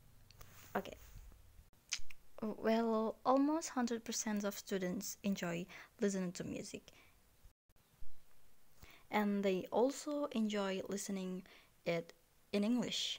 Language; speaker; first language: English; non-native, learner; Indonesian